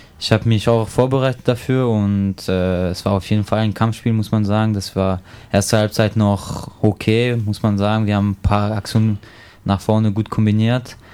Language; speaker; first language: German; non-native, fluent; French